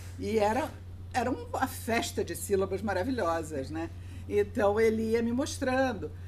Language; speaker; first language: Portuguese; native; Portuguese